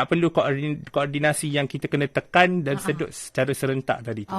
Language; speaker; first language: Malay; native; Malay